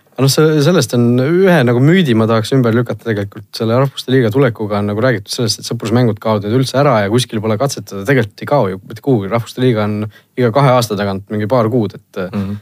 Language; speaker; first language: Estonian; native; Estonian